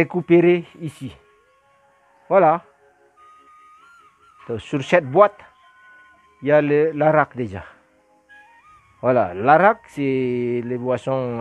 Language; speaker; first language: French; non-native, learner; Indonesian